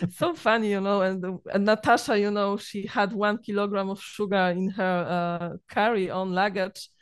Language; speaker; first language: English; non-native, learner; Polish